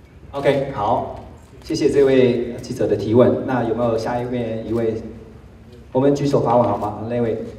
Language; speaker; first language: Chinese; native; Chinese